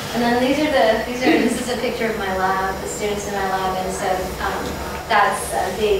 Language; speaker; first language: English; native; English